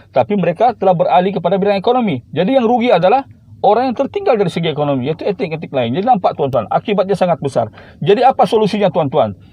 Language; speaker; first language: Malay; native; Malay